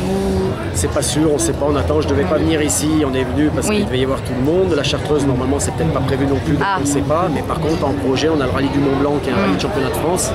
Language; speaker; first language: French; native; French